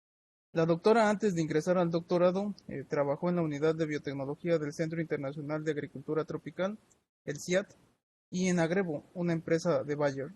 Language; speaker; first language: Spanish; native; Spanish